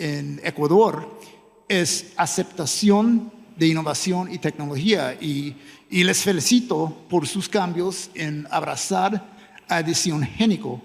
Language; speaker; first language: Spanish; non-native, fluent; English